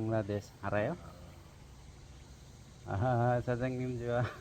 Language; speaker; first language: Korean; non-native, learner; Bangla